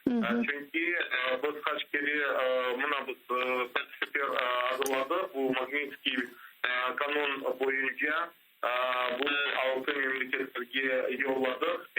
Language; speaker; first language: Turkish; non-native, learner; Crimean Tatar